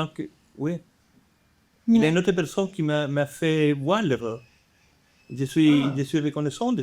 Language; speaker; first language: French; non-native, fluent; Spanish